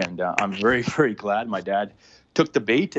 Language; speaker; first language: English; non-native, fluent; Punjabi